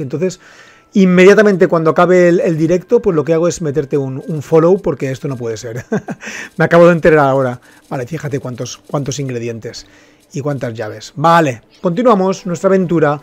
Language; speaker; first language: Spanish; native; Spanish